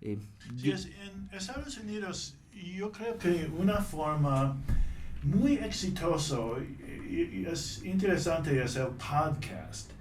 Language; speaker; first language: Spanish; non-native, fluent; English